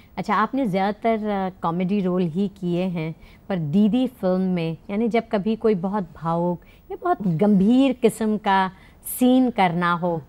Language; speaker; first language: Hindi; native; Hindi